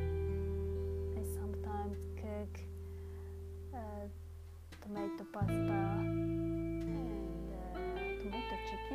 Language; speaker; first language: English; non-native, learner; Japanese